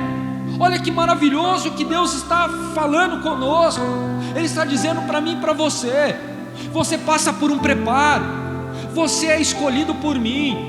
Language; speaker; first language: Portuguese; native; Portuguese